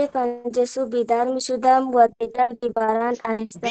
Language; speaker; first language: Persian; non-native, learner; Urdu